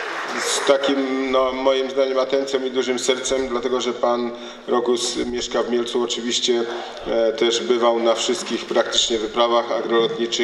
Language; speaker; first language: Polish; native; Polish